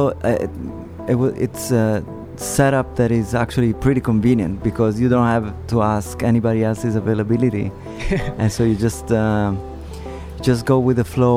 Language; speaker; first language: English; non-native, fluent; Italian